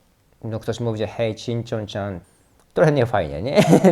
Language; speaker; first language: Polish; non-native, learner; Japanese